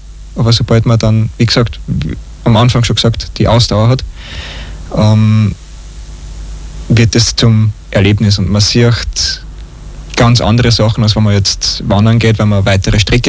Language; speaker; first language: German; native; German